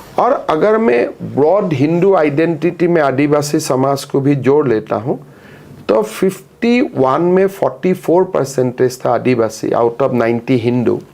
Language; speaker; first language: Hindi; non-native, local second language; Assamese